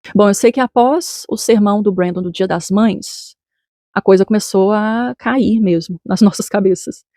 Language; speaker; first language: Portuguese; native; Portuguese